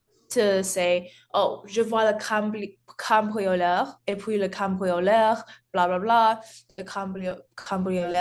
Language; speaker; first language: French; non-native, learner; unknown